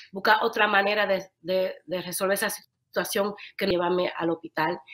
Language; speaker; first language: Spanish; early bilingual, heritage; Spanish